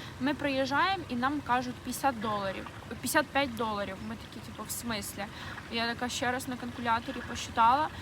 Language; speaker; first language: Ukrainian; native; Ukrainian